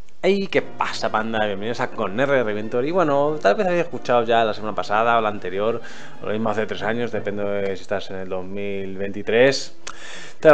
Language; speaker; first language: Spanish; native; Spanish